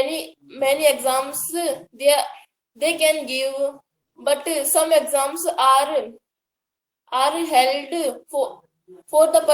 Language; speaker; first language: English; non-native, learner; Hindi